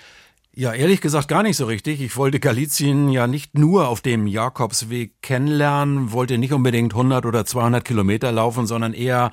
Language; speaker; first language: German; native; German